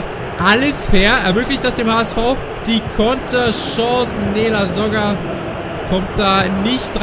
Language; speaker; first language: German; native; German